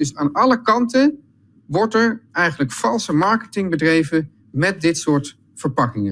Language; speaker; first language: Dutch; native; Dutch